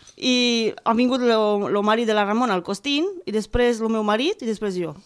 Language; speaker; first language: Catalan; non-native, fluent; Romanian